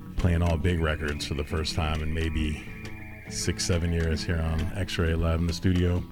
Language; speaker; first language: English; native; English